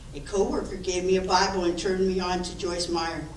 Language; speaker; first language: English; native; English